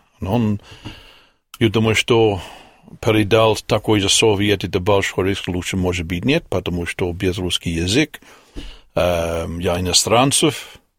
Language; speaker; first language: Russian; non-native, learner; English